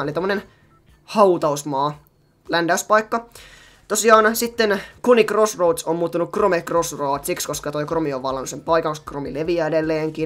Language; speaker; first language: Finnish; native; Finnish